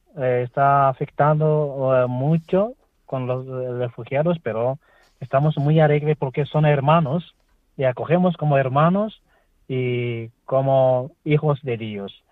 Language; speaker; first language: Spanish; non-native, learner; Swahili